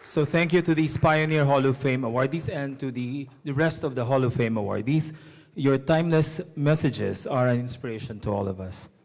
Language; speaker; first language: English; non-native, local second language; Filipino